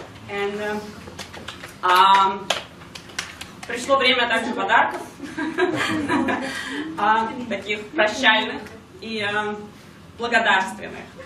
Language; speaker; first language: Russian; non-native, local second language; Georgian